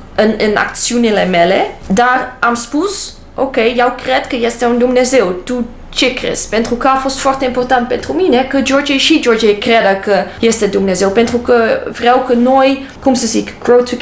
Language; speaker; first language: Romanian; non-native, learner; English